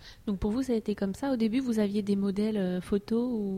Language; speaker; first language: French; native; French